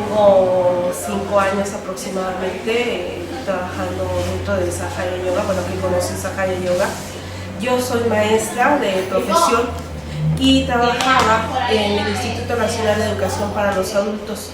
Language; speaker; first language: Spanish; native; Spanish